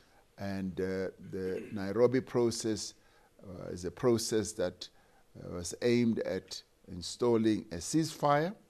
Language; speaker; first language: English; non-native, local second language; Venda